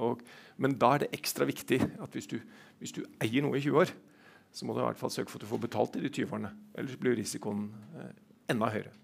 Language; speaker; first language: Norwegian; native; Norwegian